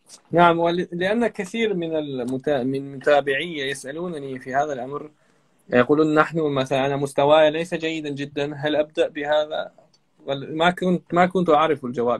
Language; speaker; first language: Arabic; non-native, fluent; Chechen